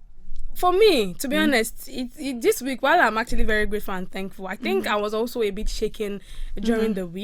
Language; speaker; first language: English; non-native, local second language; Yoruba